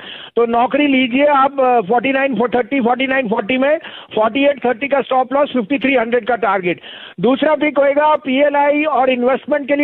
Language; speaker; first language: Hindi; native; Hindi